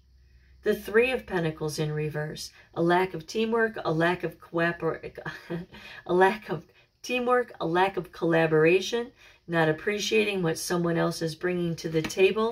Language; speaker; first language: English; native; English